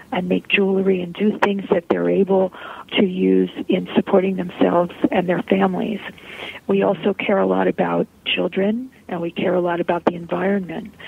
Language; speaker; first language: English; early bilingual, heritage; Polish